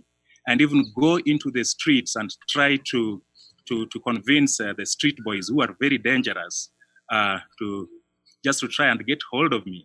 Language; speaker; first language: English; non-native, local second language; Luo (Kenya and Tanzania)